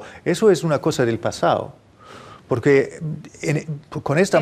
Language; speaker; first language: Spanish; non-native, fluent; German